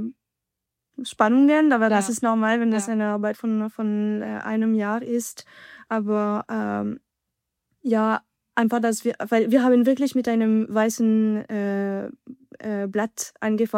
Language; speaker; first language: German; non-native, fluent; French